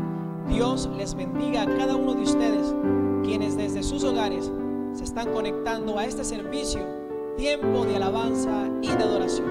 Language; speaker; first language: Spanish; native; Spanish